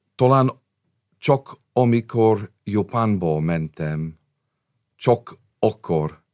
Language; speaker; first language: Hungarian; non-native, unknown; English